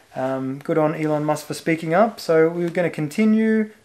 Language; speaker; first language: English; native; English